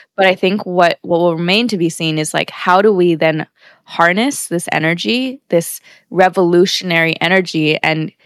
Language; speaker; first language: English; native; English